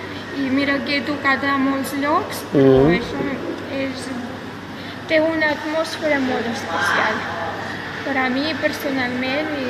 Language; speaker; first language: Catalan; non-native, fluent; Russian